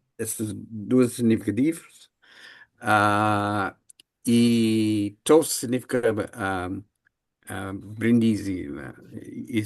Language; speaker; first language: Portuguese; non-native, learner; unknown